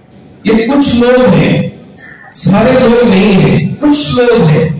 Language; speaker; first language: Urdu; native; Urdu